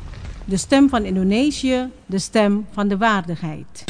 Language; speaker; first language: Dutch; non-native, fluent; Indonesian